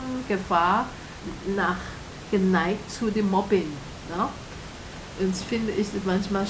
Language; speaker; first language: German; non-native, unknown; Chinese